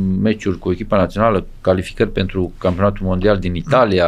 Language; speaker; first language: Romanian; non-native, local second language; Serbian